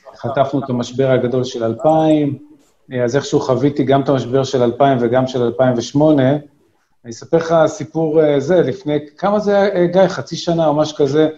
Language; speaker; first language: Hebrew; native; Hebrew